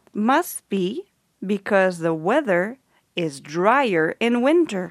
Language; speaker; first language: English; native; English